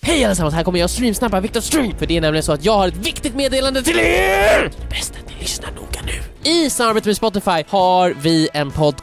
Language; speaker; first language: Swedish; native; Swedish